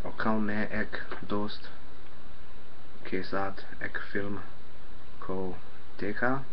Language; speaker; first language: Hindi; non-native, learner; English